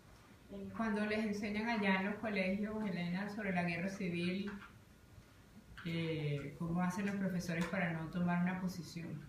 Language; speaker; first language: Spanish; native; Spanish